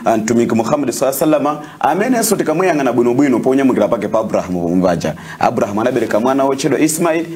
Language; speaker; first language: Nyanja; non-native, local second language; Yao